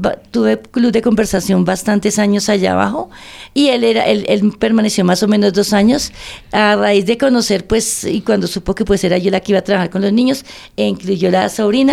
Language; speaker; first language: Spanish; native; Spanish